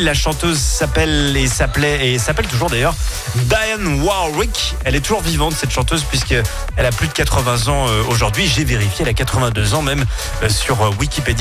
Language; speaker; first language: French; native; French